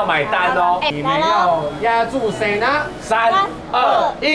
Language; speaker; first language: Chinese; native; Chinese